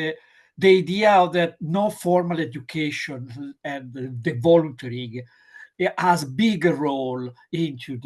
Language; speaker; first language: English; non-native, fluent; Italian